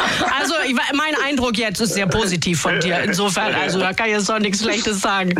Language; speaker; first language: German; native; German